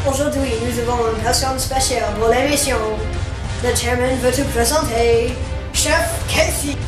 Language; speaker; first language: French; non-native, learner; English